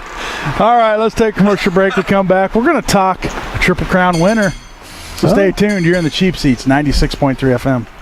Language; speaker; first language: English; native; English